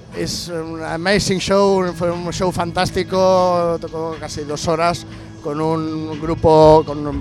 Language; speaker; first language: Spanish; native; Spanish